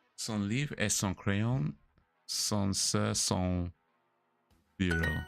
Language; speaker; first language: French; non-native, learner; English